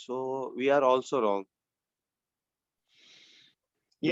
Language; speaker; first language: English; non-native, learner; Urdu